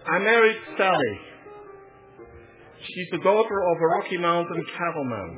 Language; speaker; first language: English; non-native, fluent; Dutch